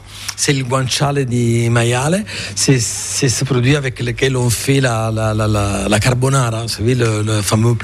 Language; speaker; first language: French; non-native, fluent; Italian